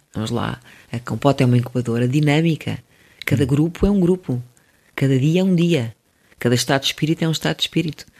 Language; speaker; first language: Portuguese; early bilingual, other home language; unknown